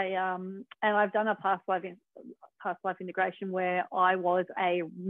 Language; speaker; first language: English; native; English